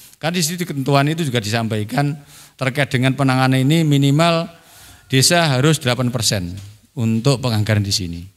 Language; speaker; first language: Indonesian; non-native, local second language; Javanese